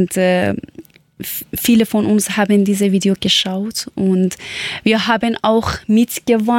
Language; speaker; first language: German; non-native, learner; Persian